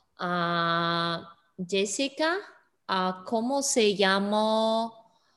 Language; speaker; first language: Spanish; non-native, learner; English